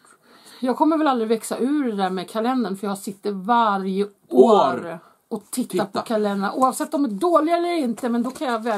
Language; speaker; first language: Swedish; native; Swedish